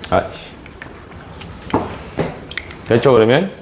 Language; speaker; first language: Korean; native; Korean